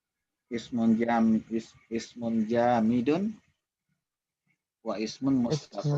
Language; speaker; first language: Arabic; non-native, fluent; Indonesian